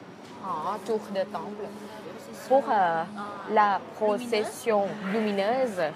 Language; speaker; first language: French; non-native, fluent; Thai